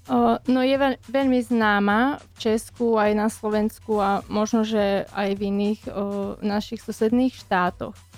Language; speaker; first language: Slovak; native; Slovak